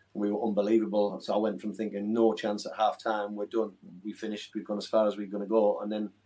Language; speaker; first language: English; native; English